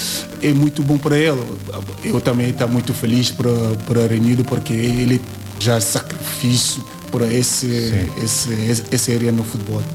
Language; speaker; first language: Portuguese; non-native, learner; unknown